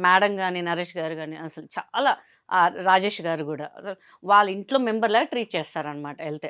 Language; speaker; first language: Telugu; non-native, local second language; Hindi